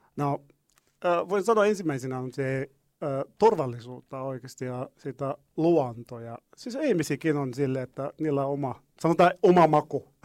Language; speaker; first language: Finnish; non-native, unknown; Arabic